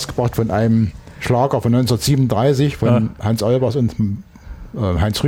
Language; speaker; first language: German; native; German